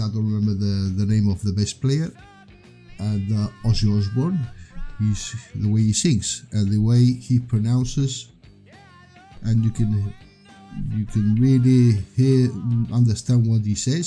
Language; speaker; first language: English; non-native, fluent; Spanish